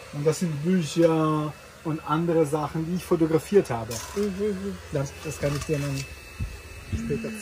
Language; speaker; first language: German; non-native, fluent; Italian